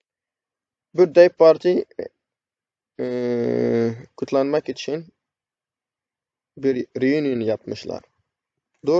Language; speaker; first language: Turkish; non-native, fluent; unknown